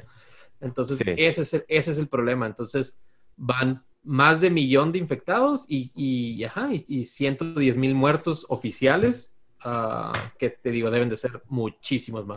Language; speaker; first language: Spanish; native; Spanish